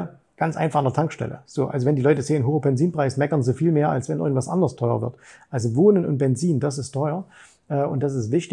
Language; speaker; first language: German; native; German